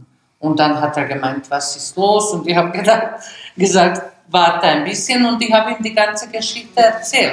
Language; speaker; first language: German; non-native, fluent; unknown